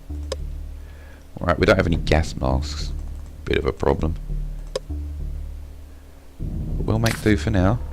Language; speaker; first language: English; native; English